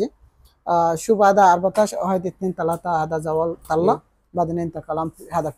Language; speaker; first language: Arabic; non-native, learner; Bangla